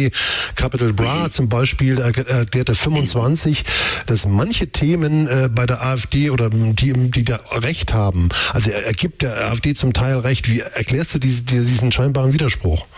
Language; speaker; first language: German; native; German